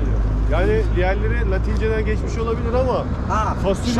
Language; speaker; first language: Turkish; native; Turkish